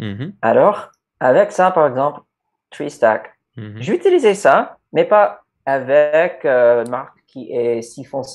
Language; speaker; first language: French; non-native, learner; English